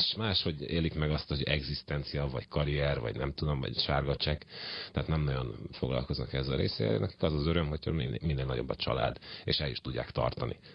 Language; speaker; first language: Hungarian; early bilingual, other home language; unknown